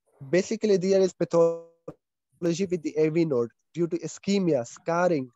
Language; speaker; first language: English; non-native, fluent; Pashto